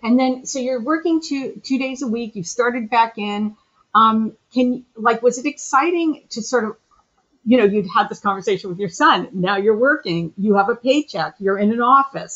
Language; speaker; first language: English; native; English